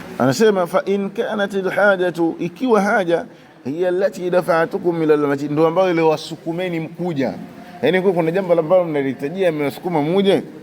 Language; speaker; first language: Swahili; native; Swahili